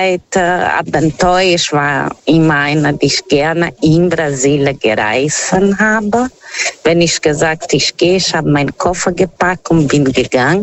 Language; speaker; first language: German; non-native, fluent; Portuguese